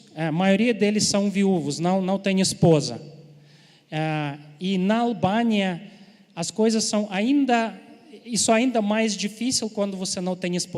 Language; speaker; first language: Portuguese; non-native, fluent; Ukrainian